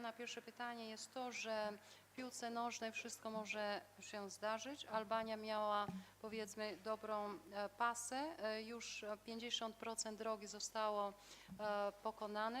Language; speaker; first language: Polish; non-native, fluent; Albanian